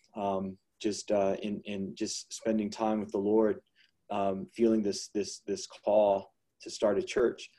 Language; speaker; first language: English; native; English